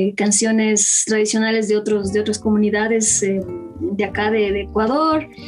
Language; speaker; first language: Spanish; non-native, local second language; Quechua